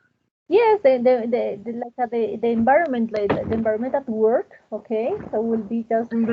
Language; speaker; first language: English; non-native, fluent; Spanish